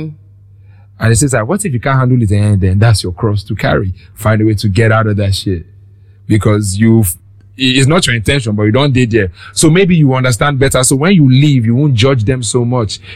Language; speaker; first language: English; non-native, local second language; Yoruba